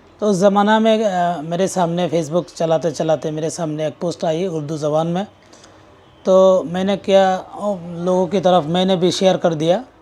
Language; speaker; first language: Urdu; non-native, fluent; Bangla